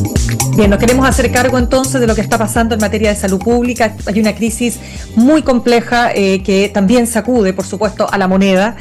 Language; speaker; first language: Spanish; native; Spanish